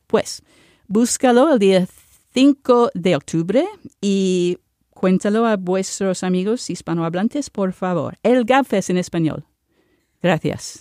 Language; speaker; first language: Spanish; non-native, fluent; English